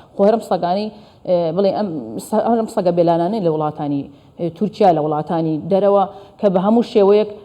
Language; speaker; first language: Central Kurdish; native; Central Kurdish